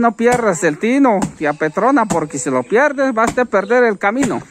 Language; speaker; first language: Spanish; native; Spanish